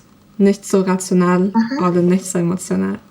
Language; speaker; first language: German; non-native, learner; Turkish